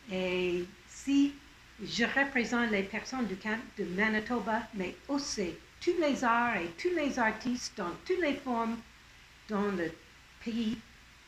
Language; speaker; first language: French; non-native, local second language; English